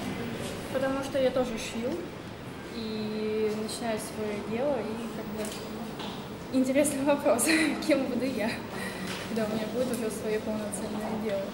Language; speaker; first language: Russian; native; Russian